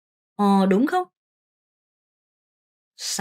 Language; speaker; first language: Vietnamese; non-native, fluent; Korean